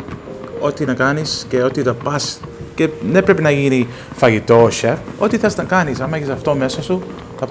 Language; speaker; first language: Greek; early bilingual, heritage; Greek